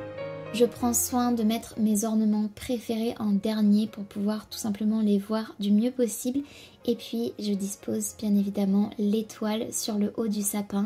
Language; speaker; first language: French; native; French